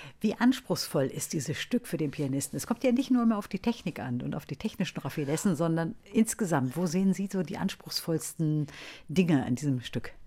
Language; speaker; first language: German; native; German